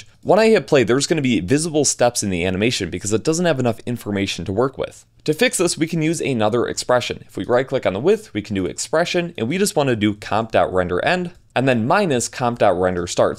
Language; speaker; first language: English; native; English